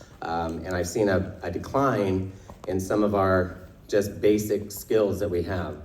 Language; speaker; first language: English; native; English